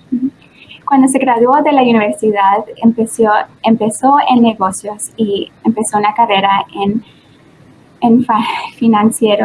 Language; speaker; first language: Spanish; early bilingual, heritage; Spanish